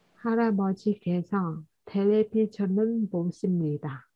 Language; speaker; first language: Korean; non-native, fluent; Vietnamese